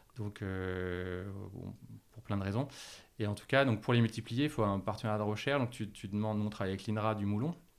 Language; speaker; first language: French; native; French